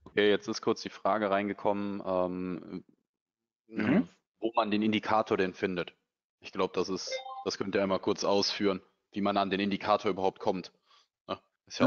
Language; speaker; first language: German; native; German